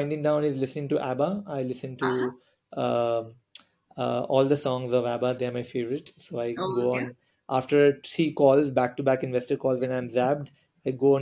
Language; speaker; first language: English; non-native, local second language; Hindi